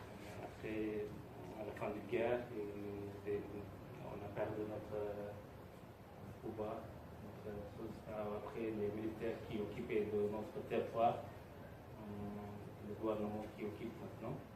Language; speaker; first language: French; non-native, learner; Tamil